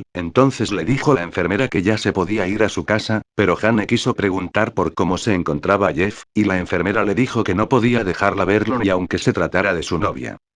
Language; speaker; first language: Spanish; native; Spanish